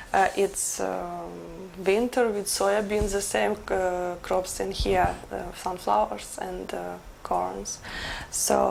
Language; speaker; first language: English; non-native, learner; Ukrainian